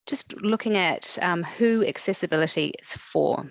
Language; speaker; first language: English; native; English